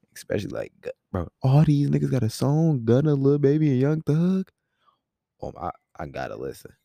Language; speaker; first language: English; native; English